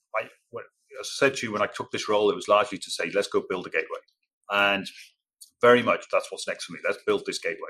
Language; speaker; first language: English; native; English